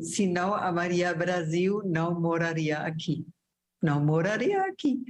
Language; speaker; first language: Portuguese; non-native, fluent; German